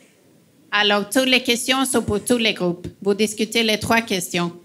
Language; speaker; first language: French; non-native, fluent; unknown